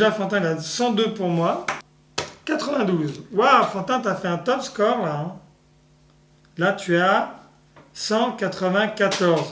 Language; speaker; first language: French; native; French